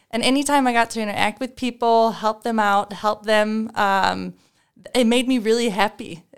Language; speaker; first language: English; non-native, fluent; Danish